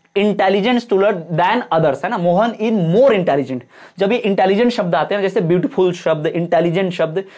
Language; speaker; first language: Hindi; native; Hindi